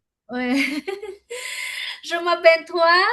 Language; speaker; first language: French; non-native, learner; Vietnamese